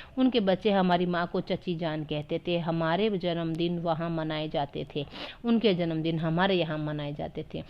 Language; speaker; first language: Hindi; native; Hindi